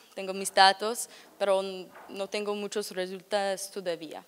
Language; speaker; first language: Spanish; non-native, learner; English